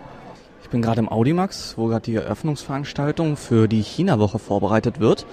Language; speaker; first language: German; native; German